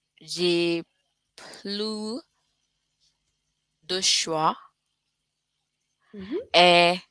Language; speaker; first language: French; non-native, learner; English